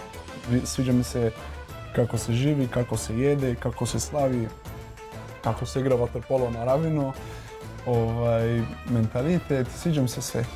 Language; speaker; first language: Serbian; non-native, learner; Portuguese